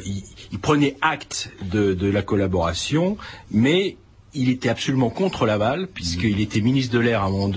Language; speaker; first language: French; native; French